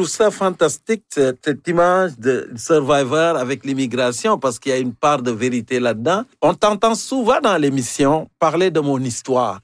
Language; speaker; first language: French; native; French